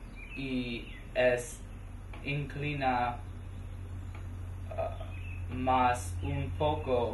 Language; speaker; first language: Spanish; non-native, learner; English